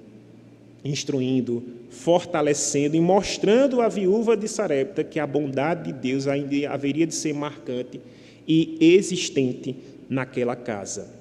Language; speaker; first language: Portuguese; native; Portuguese